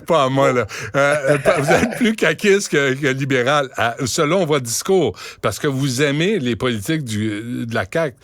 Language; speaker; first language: French; native; French